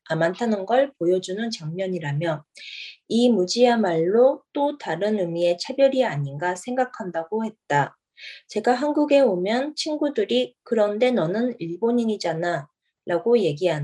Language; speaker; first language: Korean; early bilingual, other home language; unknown